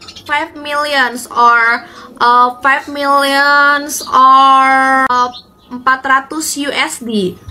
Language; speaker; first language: English; non-native, learner; Indonesian